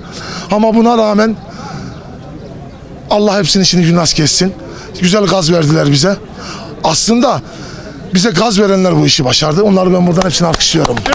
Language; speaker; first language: Turkish; native; Turkish